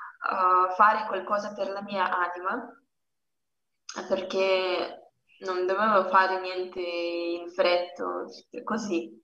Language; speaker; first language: Italian; non-native, learner; Russian